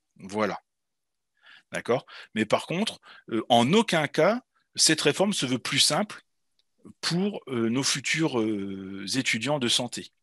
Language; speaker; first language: French; native; French